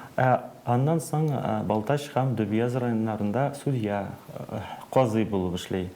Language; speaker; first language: Tatar; native; Tatar